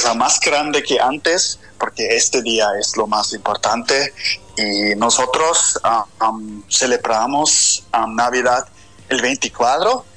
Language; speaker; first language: Spanish; non-native, fluent; German